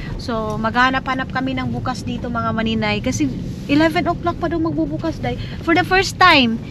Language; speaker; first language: Filipino; non-native, local second language; Cebuano